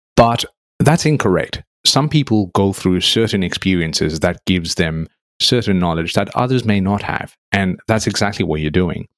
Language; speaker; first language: English; non-native, local second language; Nepali